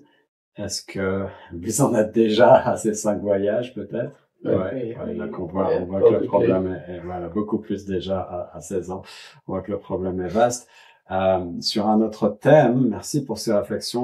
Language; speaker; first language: French; native; French